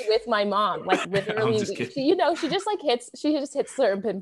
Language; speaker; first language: English; native; English